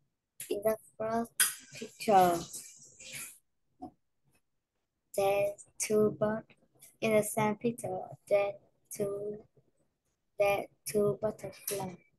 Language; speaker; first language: English; non-native, learner; Vietnamese